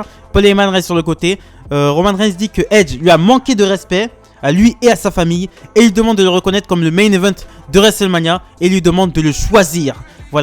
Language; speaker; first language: French; native; French